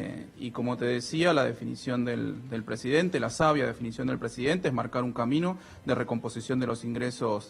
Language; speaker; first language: Spanish; native; Spanish